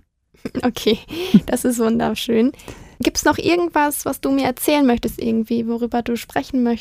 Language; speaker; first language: German; native; German